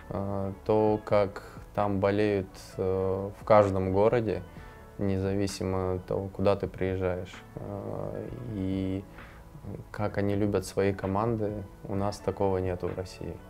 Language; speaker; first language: Russian; native; Russian